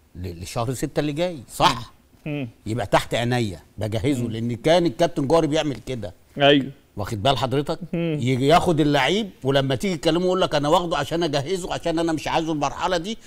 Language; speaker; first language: Arabic; native; Arabic